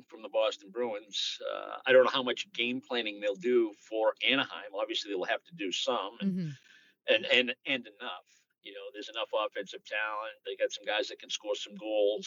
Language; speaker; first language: English; native; English